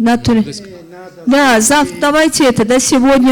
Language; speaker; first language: Russian; non-native, learner; Azerbaijani